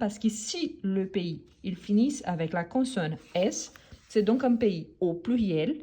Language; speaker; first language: French; non-native, fluent; Portuguese